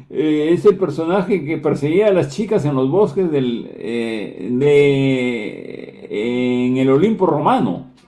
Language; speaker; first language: Spanish; native; Spanish